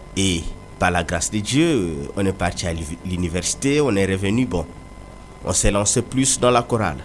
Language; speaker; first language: French; non-native, local second language; Kongo